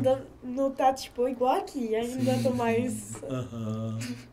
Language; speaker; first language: Portuguese; non-native, learner; French